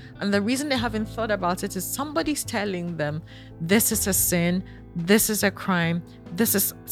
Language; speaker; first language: English; non-native, local second language; Akan